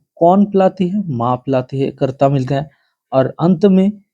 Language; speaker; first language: Hindi; non-native, local second language; Bangla